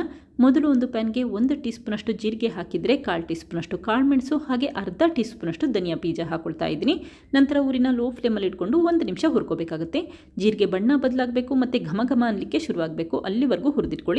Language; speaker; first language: Kannada; native; Kannada